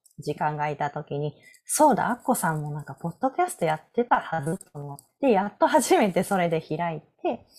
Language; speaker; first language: Japanese; native; Japanese